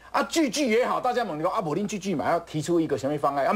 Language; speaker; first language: Chinese; native; Chinese